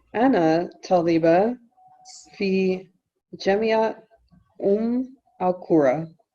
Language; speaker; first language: Arabic; non-native, learner; English